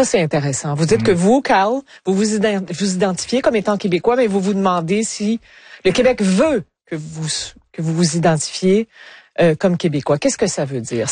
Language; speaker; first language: French; native; French